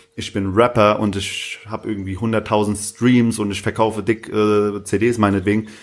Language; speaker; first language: German; early bilingual, other home language; Turkish